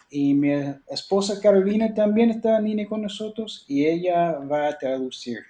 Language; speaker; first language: Spanish; non-native, fluent; English